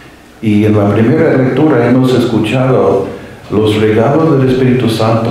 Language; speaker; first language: Spanish; non-native, fluent; English